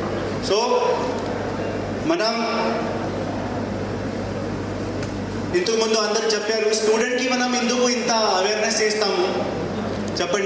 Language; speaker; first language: Telugu; non-native, fluent; Hindi